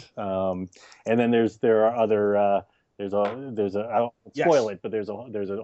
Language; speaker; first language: English; native; English